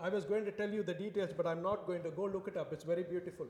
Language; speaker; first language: English; non-native, local second language; Tamil